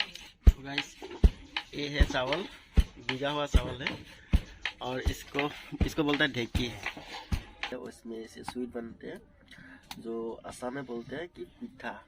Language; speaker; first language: Hindi; non-native, local second language; Assamese